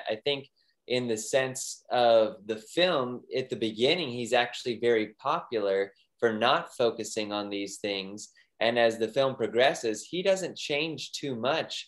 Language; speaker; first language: English; native; English